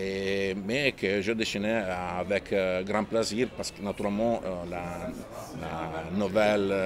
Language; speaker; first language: French; non-native, fluent; Italian